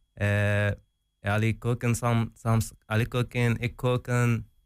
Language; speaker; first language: Dutch; non-native, learner; Persian